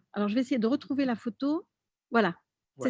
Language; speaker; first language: French; native; French